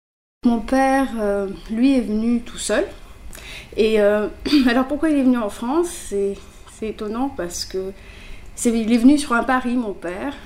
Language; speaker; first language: French; early bilingual, other home language; Kabyle